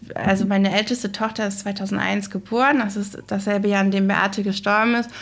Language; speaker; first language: German; native; German